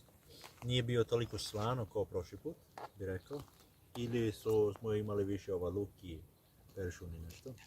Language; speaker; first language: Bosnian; non-native, learner; Swedish